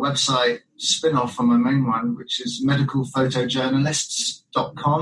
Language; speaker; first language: English; native; English